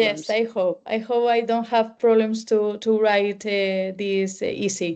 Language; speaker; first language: English; non-native, learner; Spanish